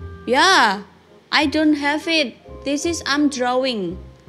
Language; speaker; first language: English; non-native, learner; Indonesian